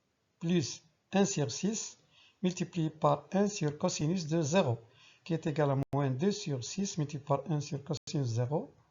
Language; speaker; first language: French; non-native, local second language; Arabic